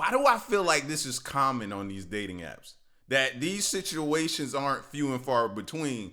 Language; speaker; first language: English; native; English